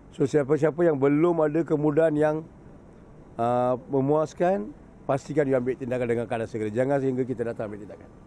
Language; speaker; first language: Malay; non-native, local second language; Tamil